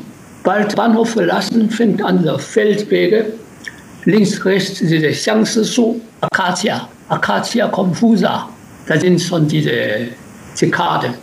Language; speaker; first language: German; non-native, learner; Japanese